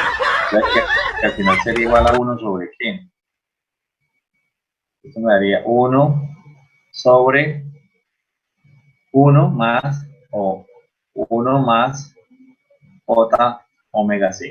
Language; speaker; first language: Spanish; native; Spanish